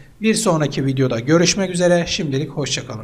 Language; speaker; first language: Turkish; native; Turkish